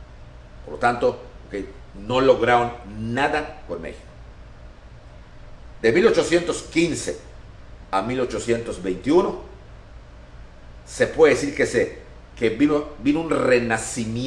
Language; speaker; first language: Spanish; native; Spanish